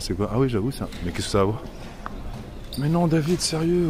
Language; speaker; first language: French; native; French